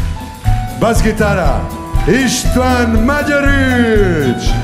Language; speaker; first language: Russian; non-native, learner; Serbian